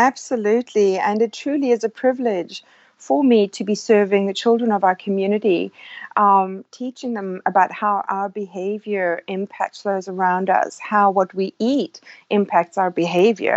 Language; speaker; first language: English; native; English